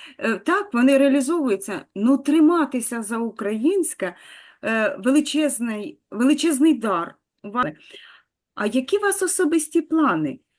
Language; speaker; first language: Ukrainian; native; Ukrainian